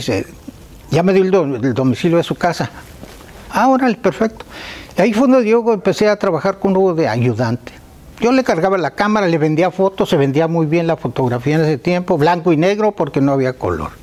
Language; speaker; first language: Spanish; native; Spanish